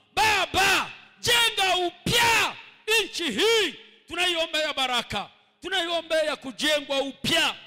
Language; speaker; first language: Swahili; non-native, local second language; Kinyarwanda